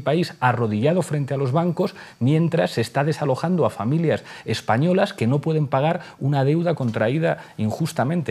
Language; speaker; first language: Spanish; native; Spanish